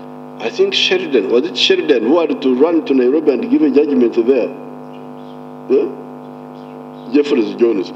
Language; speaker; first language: English; non-native, local second language; Nyankole